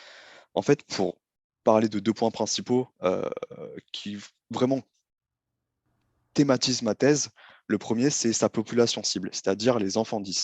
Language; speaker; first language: French; native; French